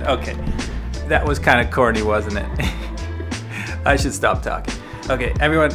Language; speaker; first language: English; native; English